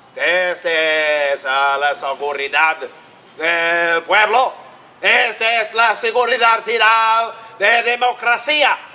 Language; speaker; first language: Spanish; non-native, learner; English